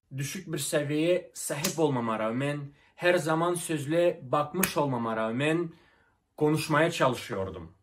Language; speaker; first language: Turkish; non-native, fluent; Russian